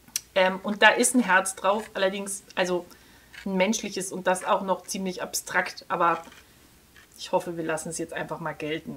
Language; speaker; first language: German; native; German